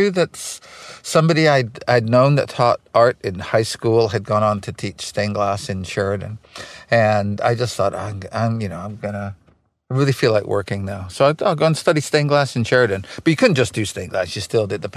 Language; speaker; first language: English; native; English